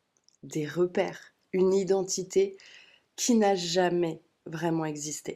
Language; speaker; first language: French; native; French